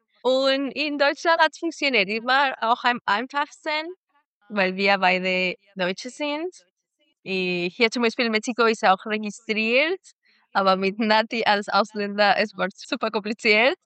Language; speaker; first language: German; non-native, fluent; Spanish